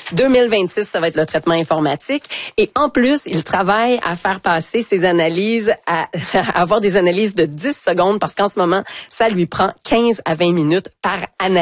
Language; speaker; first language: French; native; French